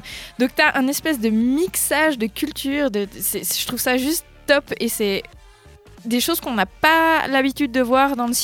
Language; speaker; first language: French; native; French